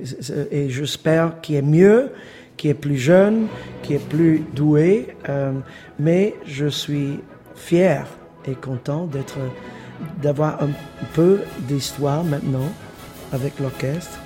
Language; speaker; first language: French; non-native, fluent; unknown